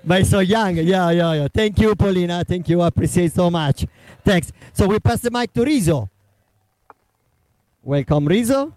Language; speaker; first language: English; non-native, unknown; Italian